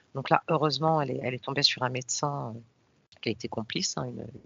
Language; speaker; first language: French; native; French